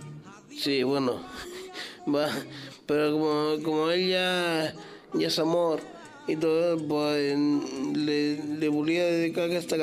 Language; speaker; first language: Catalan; non-native, local second language; Spanish